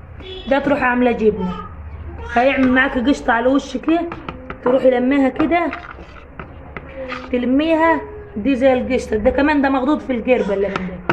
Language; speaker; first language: Arabic; native; Arabic